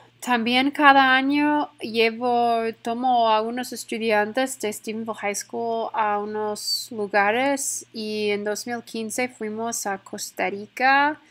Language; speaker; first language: Spanish; non-native, fluent; English